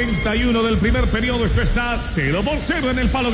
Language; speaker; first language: Spanish; native; Spanish